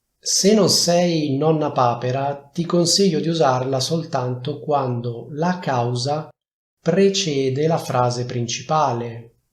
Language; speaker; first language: Italian; native; Italian